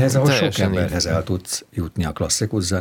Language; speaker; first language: Hungarian; native; Hungarian